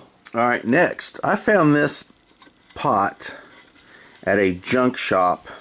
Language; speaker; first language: English; native; English